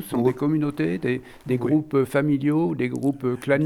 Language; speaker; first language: French; native; French